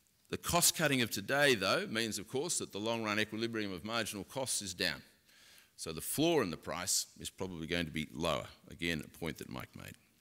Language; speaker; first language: English; native; English